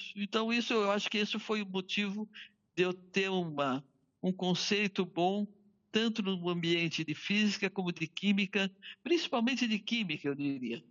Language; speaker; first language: Portuguese; native; Portuguese